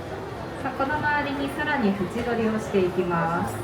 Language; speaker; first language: Japanese; native; Japanese